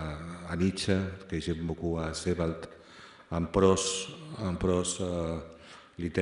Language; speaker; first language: French; non-native, fluent; Spanish